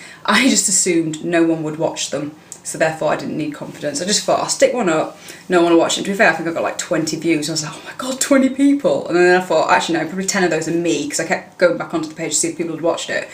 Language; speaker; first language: English; native; English